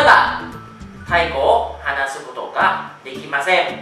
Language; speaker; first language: Japanese; non-native, fluent; Thai